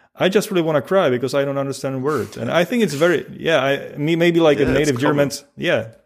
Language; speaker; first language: English; non-native, fluent; Czech